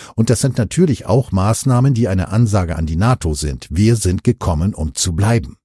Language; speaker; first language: German; native; German